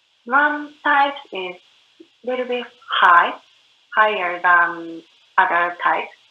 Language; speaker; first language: English; non-native, learner; Japanese